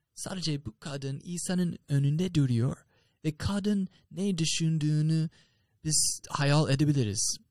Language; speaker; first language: Turkish; non-native, fluent; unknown